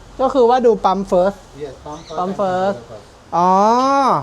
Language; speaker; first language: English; non-native, learner; Thai